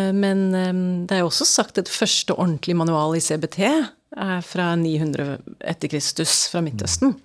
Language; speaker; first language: Norwegian; early bilingual, other home language; English